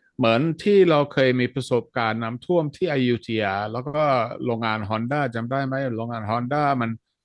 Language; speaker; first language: Thai; non-native, fluent; Dutch